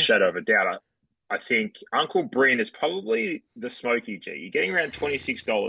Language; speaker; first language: English; native; English